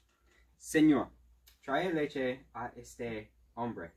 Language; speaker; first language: Spanish; non-native, learner; English